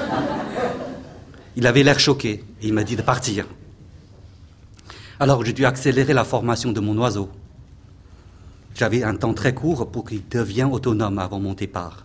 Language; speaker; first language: French; non-native, fluent; Chinese